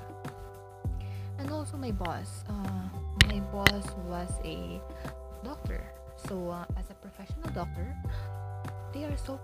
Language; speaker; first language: English; non-native, local second language; Filipino